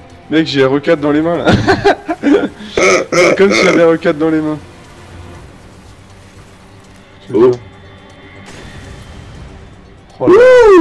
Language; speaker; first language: French; native; French